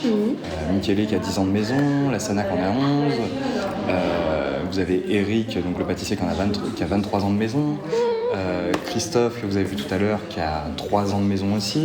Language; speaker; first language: French; native; French